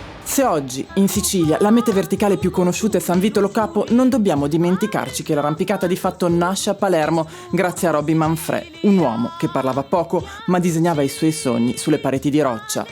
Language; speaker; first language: Italian; native; Italian